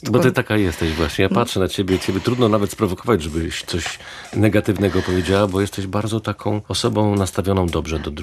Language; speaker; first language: Polish; native; Polish